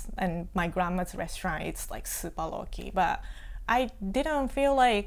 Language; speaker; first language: English; non-native, fluent; Japanese